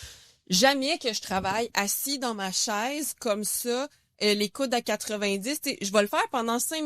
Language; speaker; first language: French; native; French